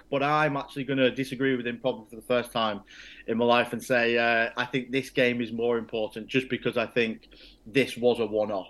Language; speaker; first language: English; native; English